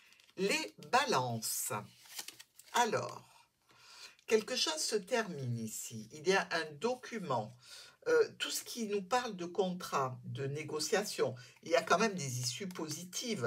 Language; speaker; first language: French; native; French